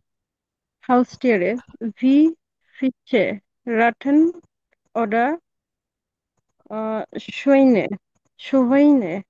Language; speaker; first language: German; non-native, learner; Bangla